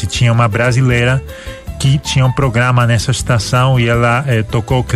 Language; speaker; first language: Portuguese; non-native, fluent; Spanish